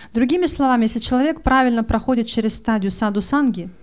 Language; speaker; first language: Russian; native; Russian